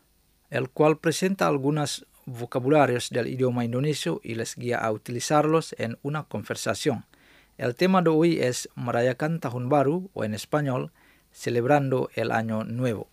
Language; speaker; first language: Spanish; non-native, fluent; Indonesian